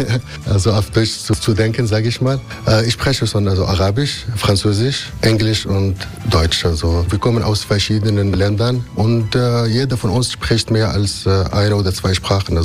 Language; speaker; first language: German; non-native, fluent; Arabic